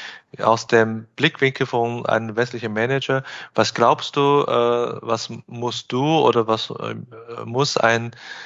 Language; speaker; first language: German; non-native, fluent; Chinese